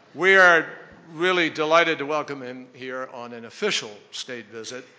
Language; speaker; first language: English; native; English